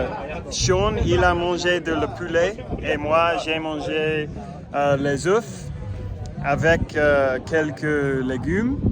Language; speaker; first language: French; non-native, learner; English